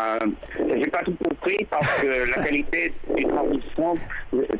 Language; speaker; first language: French; non-native, fluent; English